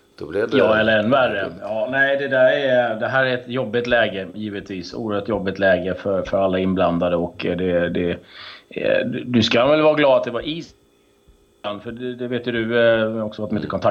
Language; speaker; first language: Swedish; native; Swedish